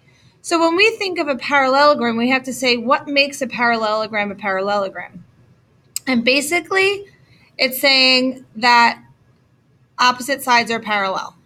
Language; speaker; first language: English; native; English